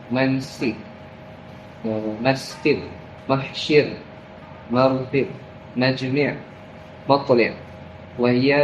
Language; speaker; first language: Arabic; non-native, learner; Malay